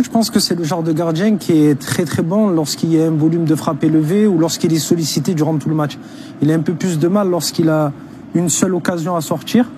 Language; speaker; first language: French; native; French